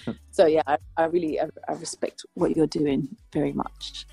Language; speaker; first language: English; early bilingual, other home language; Spanish